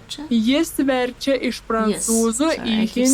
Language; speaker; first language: Lithuanian; non-native, learner; Cantonese